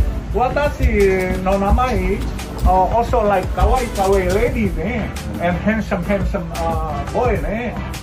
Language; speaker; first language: English; non-native, learner; Indonesian